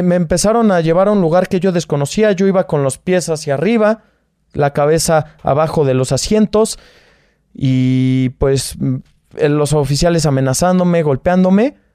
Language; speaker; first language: Spanish; native; Spanish